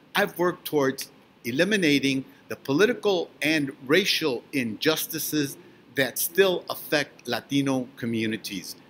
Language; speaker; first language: English; early bilingual, other home language; Spanish